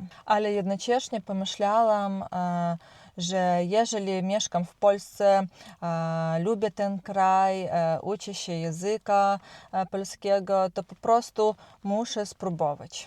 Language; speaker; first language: Polish; non-native, learner; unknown